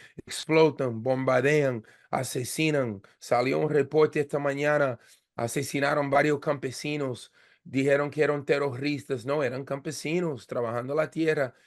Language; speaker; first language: Spanish; non-native, fluent; English